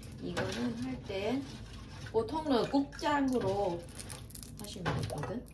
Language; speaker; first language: Korean; non-native, fluent; Vietnamese